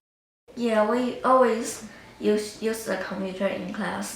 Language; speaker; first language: English; non-native, learner; Chinese